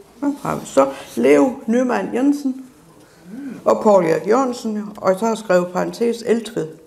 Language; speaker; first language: Danish; native; Danish